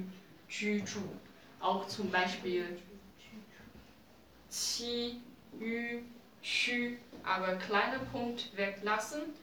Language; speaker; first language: German; non-native, learner; Chinese